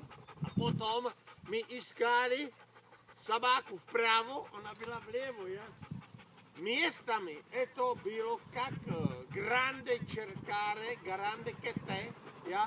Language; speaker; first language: Russian; non-native, learner; Czech